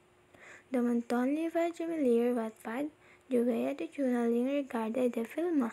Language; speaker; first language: French; non-native, learner; Filipino